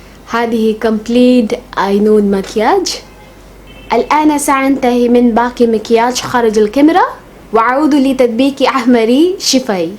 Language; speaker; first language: Arabic; non-native, local second language; Bangla